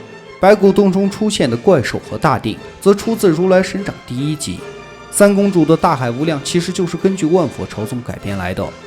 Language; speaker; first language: Chinese; native; Chinese